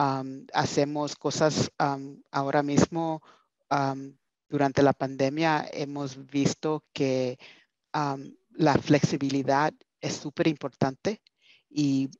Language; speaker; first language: Spanish; early bilingual, heritage; Spanish